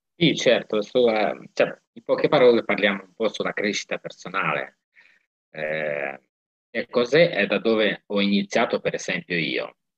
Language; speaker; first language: Italian; non-native, fluent; Ukrainian